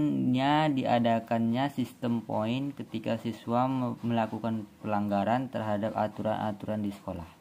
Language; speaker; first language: Indonesian; native; Indonesian